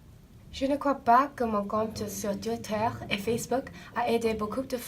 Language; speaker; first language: French; non-native, learner; English